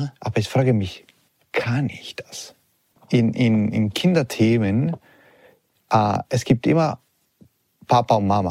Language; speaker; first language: German; non-native, learner; Italian